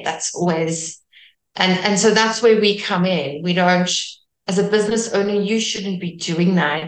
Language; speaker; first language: English; non-native, local second language; Afrikaans